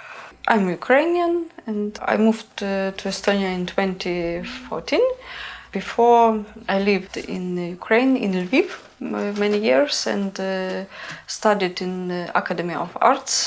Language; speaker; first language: English; non-native, learner; Ukrainian